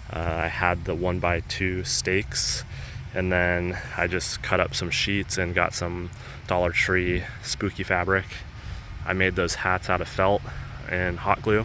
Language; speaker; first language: English; native; English